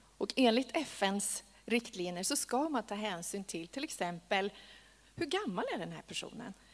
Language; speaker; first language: Swedish; native; Swedish